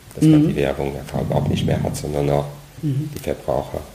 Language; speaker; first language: German; non-native, fluent; French